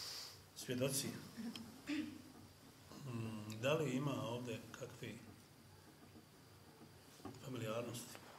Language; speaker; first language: Bosnian; native; Bosnian